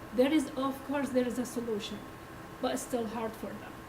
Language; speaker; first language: English; non-native, learner; Arabic